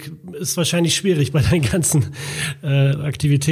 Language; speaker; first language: German; native; German